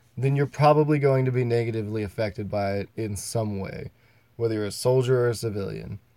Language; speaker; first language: English; native; English